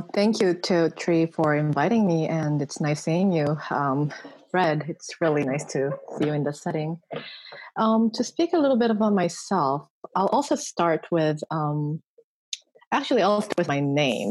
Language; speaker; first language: English; non-native, fluent; Korean